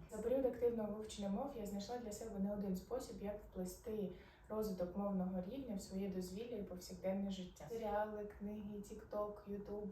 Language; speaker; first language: Ukrainian; non-native, local second language; Arabic